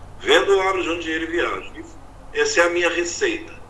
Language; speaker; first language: Portuguese; native; Portuguese